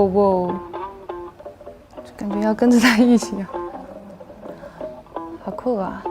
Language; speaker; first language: Chinese; native; Chinese